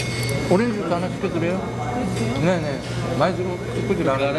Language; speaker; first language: Portuguese; non-native, learner; Korean